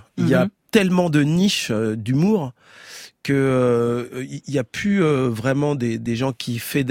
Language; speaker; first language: French; native; French